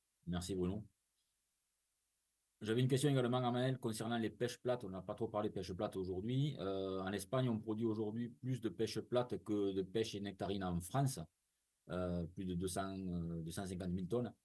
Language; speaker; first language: French; native; French